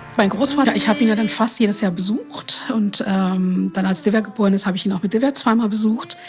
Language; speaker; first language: German; non-native, fluent; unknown